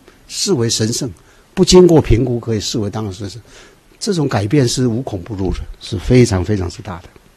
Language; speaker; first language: Chinese; native; Chinese